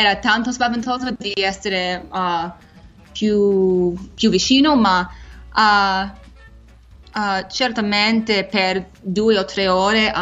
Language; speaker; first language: Italian; early bilingual, heritage; English